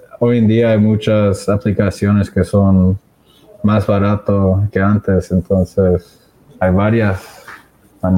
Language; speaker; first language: Spanish; early bilingual, other home language; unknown